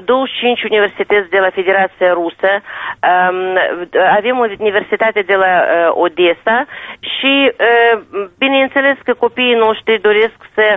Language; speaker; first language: Romanian; non-native, local second language; Russian